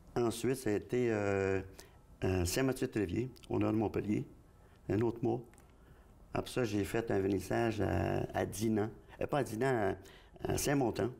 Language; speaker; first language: French; native; French